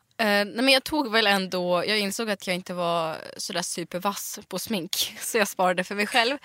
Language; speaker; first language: Swedish; early bilingual, other home language; Russian